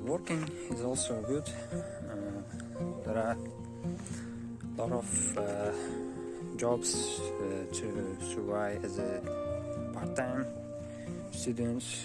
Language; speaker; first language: English; non-native, learner; Uzbek